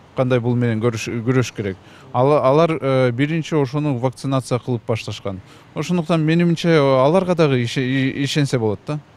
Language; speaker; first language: Kyrgyz; native; Kyrgyz